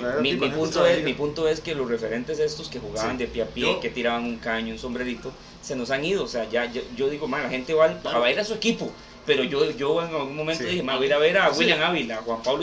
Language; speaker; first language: Spanish; native; Spanish